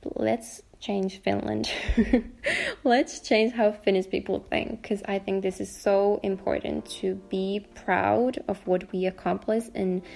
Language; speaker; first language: English; non-native, fluent; Finnish